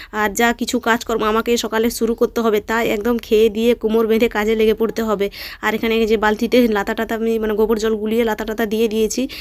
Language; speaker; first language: Bangla; native; Bangla